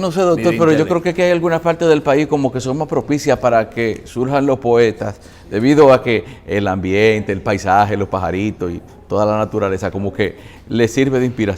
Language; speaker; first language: Spanish; native; Spanish